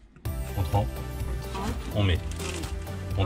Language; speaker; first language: French; native; French